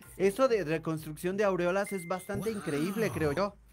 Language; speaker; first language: Spanish; native; Spanish